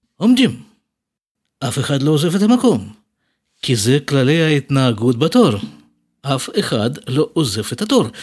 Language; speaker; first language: Hebrew; non-native, fluent; Russian